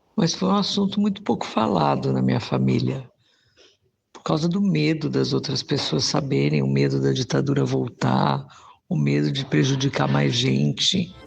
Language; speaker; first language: Portuguese; native; Portuguese